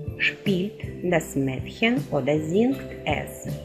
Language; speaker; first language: German; non-native, fluent; Ukrainian